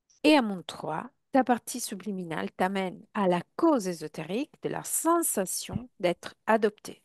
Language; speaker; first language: French; non-native, fluent; Italian